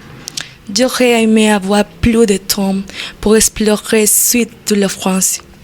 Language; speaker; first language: French; non-native, learner; Spanish